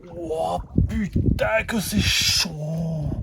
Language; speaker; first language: French; native; French